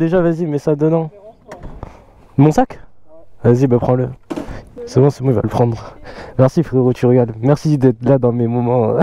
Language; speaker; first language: French; native; French